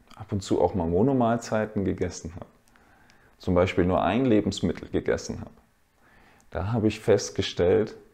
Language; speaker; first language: German; native; German